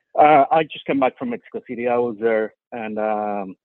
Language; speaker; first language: English; non-native, fluent; Spanish